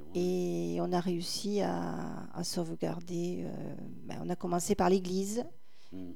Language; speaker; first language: French; native; French